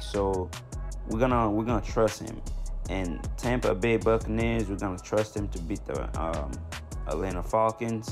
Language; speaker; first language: English; native; English